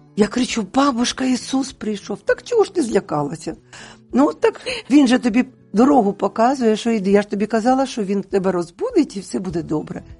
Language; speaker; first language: Ukrainian; non-native, local second language; Russian